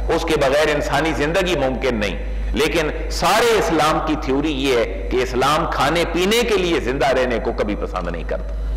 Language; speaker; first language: Urdu; native; Urdu